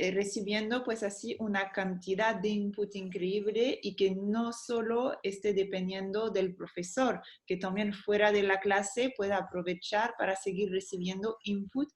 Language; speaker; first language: Spanish; non-native, fluent; French